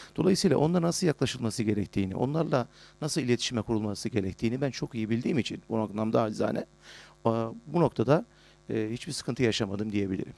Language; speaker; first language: Turkish; native; Turkish